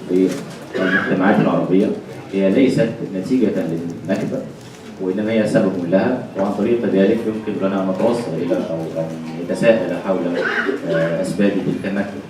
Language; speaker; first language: Arabic; native; Arabic